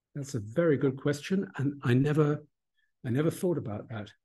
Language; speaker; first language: English; native; English